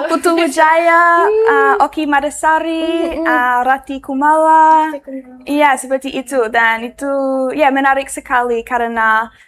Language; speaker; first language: Indonesian; non-native, learner; English